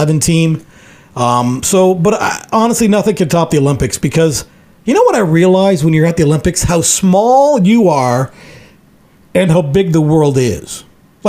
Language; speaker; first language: English; native; English